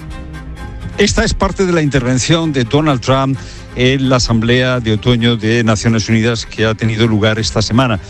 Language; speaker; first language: Spanish; native; Spanish